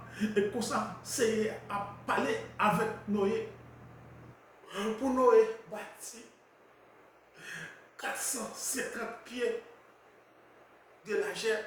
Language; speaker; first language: French; non-native, local second language; Haitian Creole